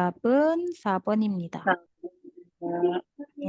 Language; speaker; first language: Korean; non-native, fluent; Indonesian